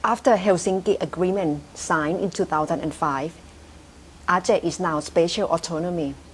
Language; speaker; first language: English; non-native, fluent; Thai